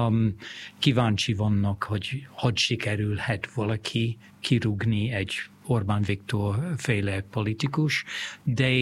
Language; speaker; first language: Hungarian; non-native, fluent; English